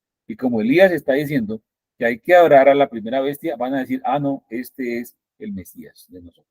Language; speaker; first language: Spanish; native; Spanish